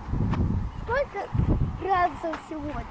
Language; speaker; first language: Russian; early bilingual, heritage; Russian